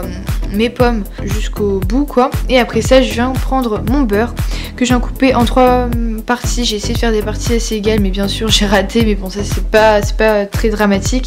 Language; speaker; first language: French; native; French